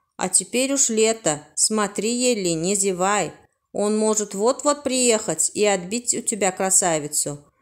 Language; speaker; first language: Russian; non-native, local second language; Turkmen